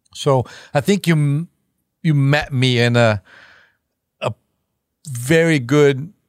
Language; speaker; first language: English; non-native, fluent; Portuguese